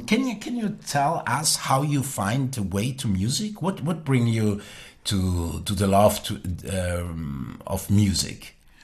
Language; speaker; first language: English; non-native, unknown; Italian